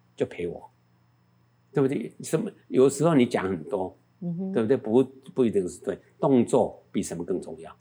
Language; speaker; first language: Chinese; native; Chinese